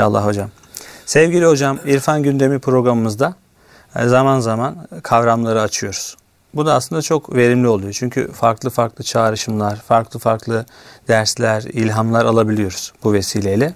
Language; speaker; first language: Turkish; native; Turkish